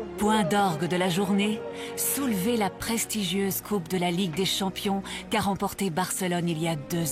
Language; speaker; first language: French; native; French